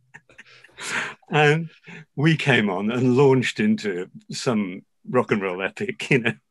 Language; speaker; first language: English; native; English